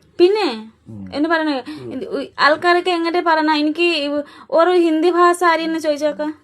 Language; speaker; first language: Malayalam; non-native, learner; Bangla